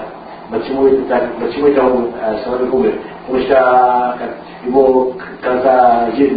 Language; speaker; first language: Russian; non-native, learner; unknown